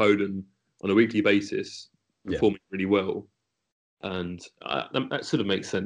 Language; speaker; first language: English; native; English